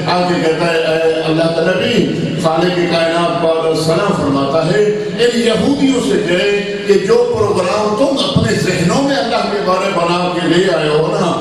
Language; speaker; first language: Urdu; non-native, local second language; Punjabi